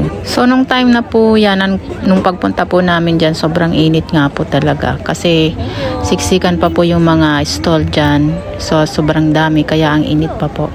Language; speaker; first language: Filipino; native; Filipino